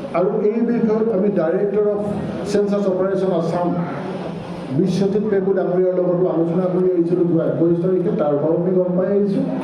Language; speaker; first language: Assamese; non-native, local second language; Karbi